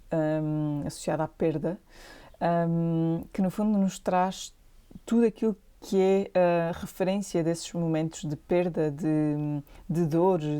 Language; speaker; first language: Portuguese; native; Portuguese